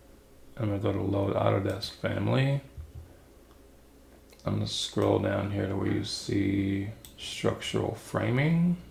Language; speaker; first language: English; native; English